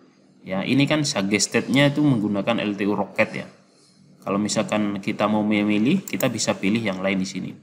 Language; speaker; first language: Indonesian; native; Indonesian